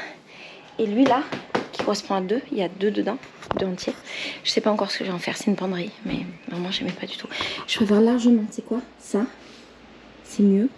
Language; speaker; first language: French; native; French